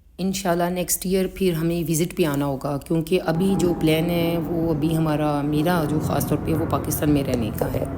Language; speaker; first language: Urdu; native; Urdu